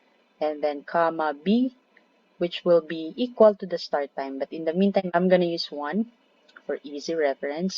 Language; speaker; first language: English; non-native, local second language; Filipino